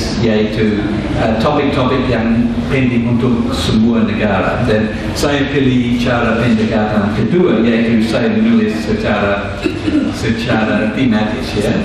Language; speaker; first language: Indonesian; non-native, fluent; English